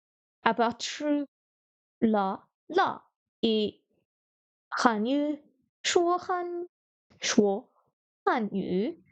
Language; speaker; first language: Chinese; non-native, learner; French